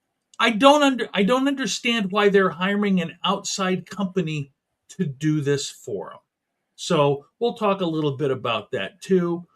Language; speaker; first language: English; native; English